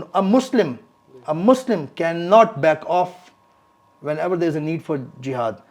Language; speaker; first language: English; non-native, local second language; Urdu